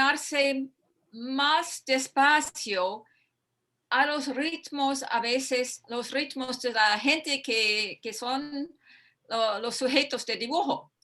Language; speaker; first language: Spanish; non-native, fluent; English